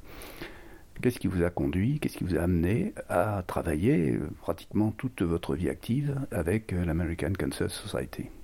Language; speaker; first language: French; native; French